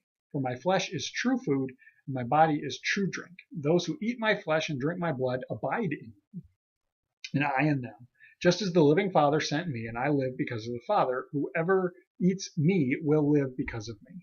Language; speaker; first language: English; native; English